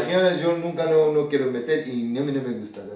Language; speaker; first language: Spanish; non-native, learner; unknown